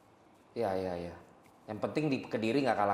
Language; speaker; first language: Indonesian; native; Indonesian